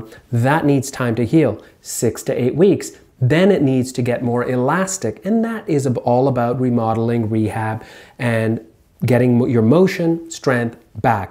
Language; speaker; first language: English; native; English